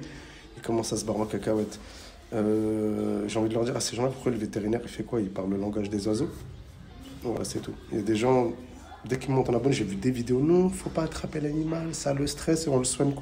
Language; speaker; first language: French; native; French